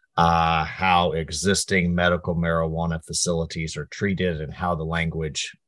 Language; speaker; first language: English; native; English